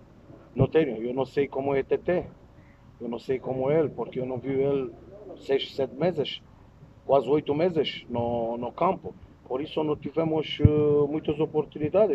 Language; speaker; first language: Portuguese; non-native, learner; Romanian